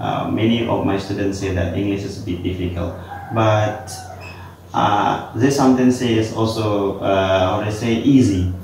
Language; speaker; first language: English; non-native, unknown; Indonesian